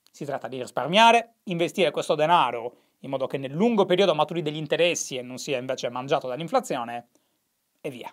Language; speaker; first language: Italian; native; Italian